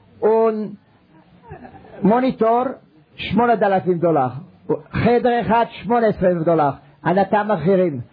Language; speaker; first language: Hebrew; non-native, fluent; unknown